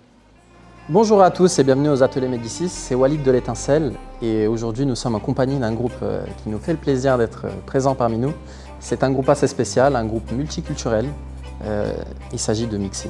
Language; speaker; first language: French; native; French